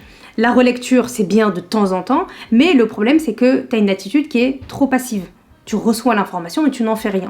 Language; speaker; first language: French; native; French